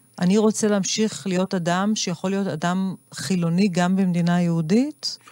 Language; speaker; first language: Hebrew; native; Hebrew